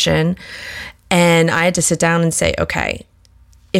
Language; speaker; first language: English; native; English